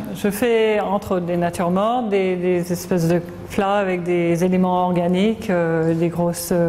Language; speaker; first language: French; non-native, fluent; English